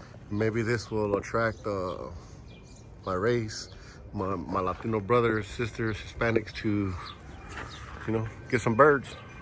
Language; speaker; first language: English; early bilingual, other home language; Spanish